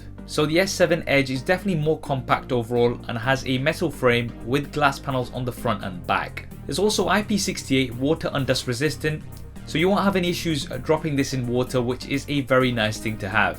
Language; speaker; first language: English; native; English